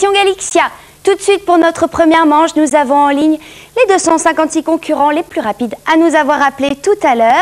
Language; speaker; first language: French; native; French